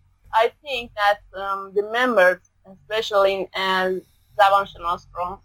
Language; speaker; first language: English; non-native, learner; Persian